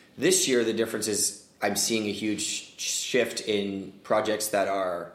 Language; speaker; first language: English; native; English